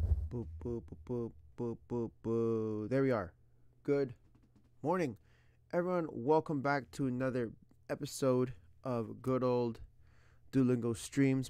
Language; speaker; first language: English; native; English